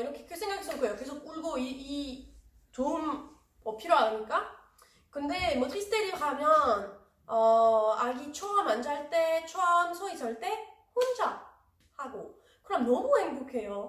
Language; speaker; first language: Korean; non-native, learner; French